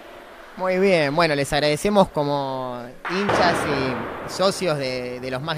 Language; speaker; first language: Spanish; native; Spanish